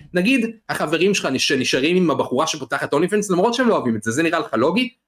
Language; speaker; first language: Hebrew; native; Hebrew